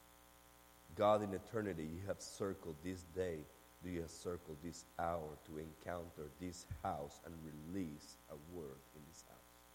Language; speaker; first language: English; non-native, fluent; Spanish